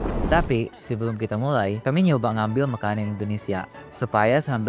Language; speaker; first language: Indonesian; non-native, fluent; Filipino